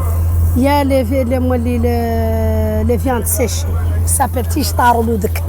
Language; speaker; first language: French; non-native, learner; Arabic